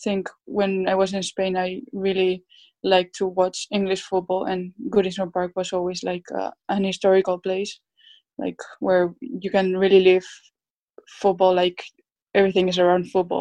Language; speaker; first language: English; non-native, fluent; Spanish